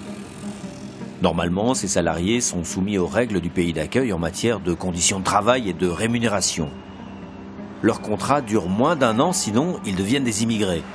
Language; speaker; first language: French; native; French